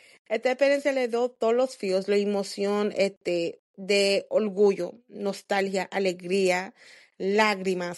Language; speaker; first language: Spanish; early bilingual, heritage; Spanish